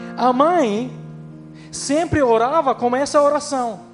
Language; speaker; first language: Portuguese; non-native, fluent; Ukrainian